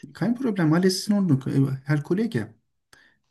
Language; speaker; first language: German; non-native, learner; Turkish